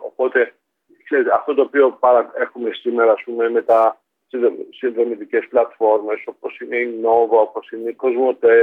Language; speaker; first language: Greek; native; Greek